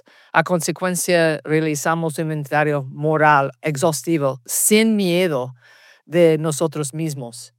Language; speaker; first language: Spanish; early bilingual, heritage; Spanish